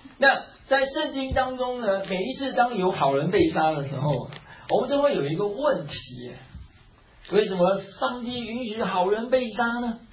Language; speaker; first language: Chinese; native; Chinese